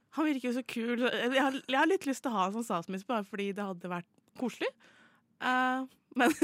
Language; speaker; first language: Norwegian; native; Norwegian